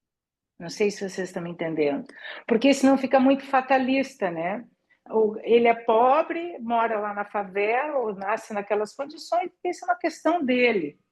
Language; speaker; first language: Portuguese; native; Portuguese